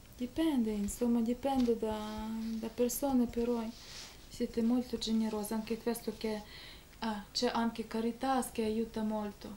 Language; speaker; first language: Italian; non-native, learner; Ukrainian